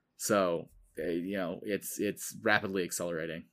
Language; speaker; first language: English; native; English